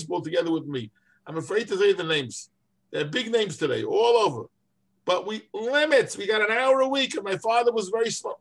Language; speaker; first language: English; native; English